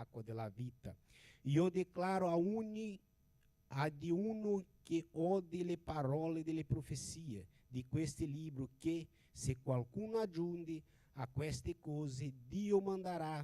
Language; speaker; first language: Italian; non-native, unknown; Portuguese